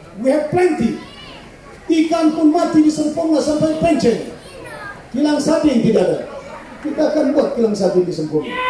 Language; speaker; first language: Malay; non-native, local second language; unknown